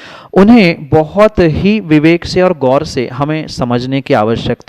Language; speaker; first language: Hindi; native; Hindi